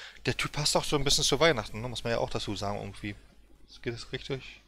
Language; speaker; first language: German; native; German